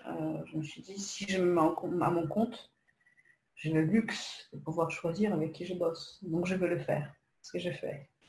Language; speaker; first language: French; non-native, fluent; Polish